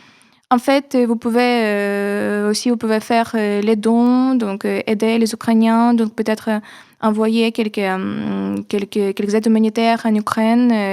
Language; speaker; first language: French; non-native, fluent; Ukrainian